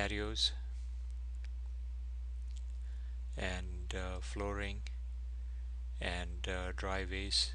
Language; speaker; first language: English; native; English